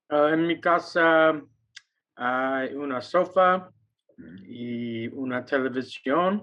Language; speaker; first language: Spanish; non-native, learner; English